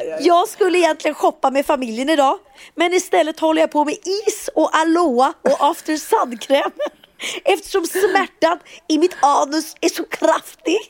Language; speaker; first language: Swedish; native; Swedish